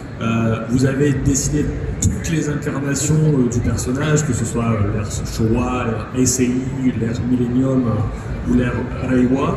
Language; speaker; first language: French; native; French